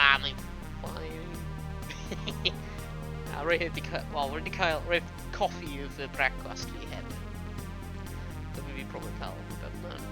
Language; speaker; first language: Welsh; non-native, local second language; English